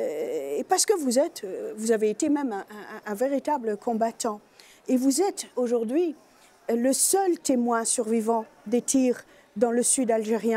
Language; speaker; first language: French; native; French